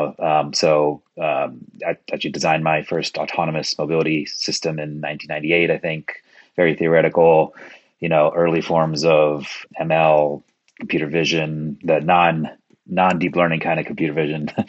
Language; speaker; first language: English; early bilingual, other home language; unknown